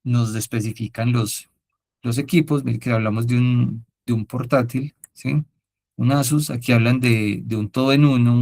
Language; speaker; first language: Spanish; native; Spanish